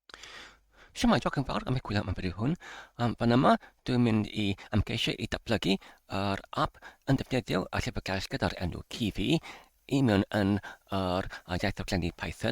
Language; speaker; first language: Welsh; non-native, fluent; English